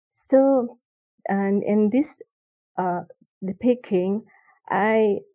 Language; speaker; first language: English; non-native, learner; Indonesian